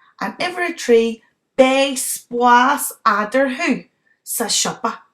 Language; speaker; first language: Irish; non-native, local second language; English